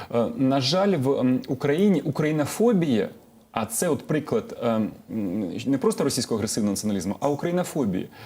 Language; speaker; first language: Ukrainian; non-native, local second language; Russian